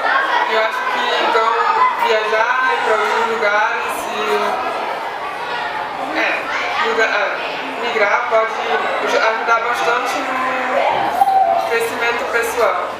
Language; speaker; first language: Portuguese; non-native, fluent; Swiss German